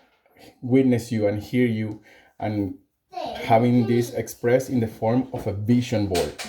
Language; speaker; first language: English; non-native, fluent; Spanish